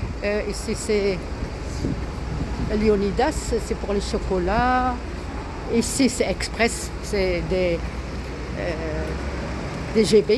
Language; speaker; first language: French; non-native, local second language; Arabic